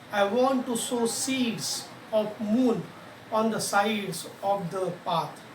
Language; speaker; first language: English; non-native, local second language; Marathi